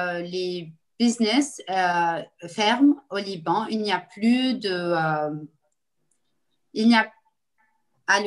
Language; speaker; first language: French; non-native, local second language; Arabic